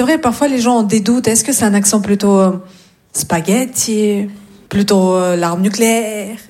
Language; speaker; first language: French; non-native, fluent; Russian